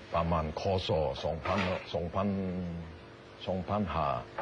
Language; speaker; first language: Thai; non-native, learner; Indonesian